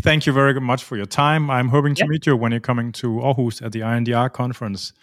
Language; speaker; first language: English; non-native, fluent; Danish